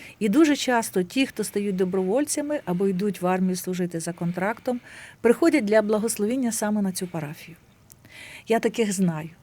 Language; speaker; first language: Ukrainian; native; Ukrainian